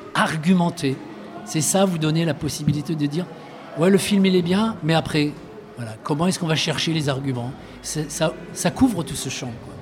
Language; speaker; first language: French; early bilingual, other home language; Arabic